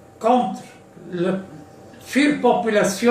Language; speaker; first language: French; non-native, local second language; Arabic